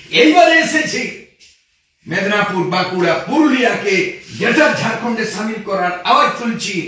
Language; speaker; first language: Bangla; non-native, local second language; Santali